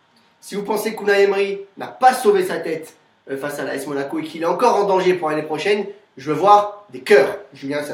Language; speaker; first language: French; native; French